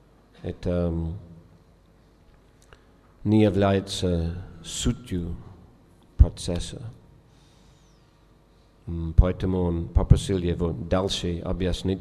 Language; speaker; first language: Russian; non-native, fluent; English